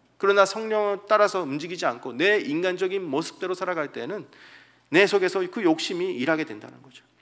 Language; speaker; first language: Korean; native; Korean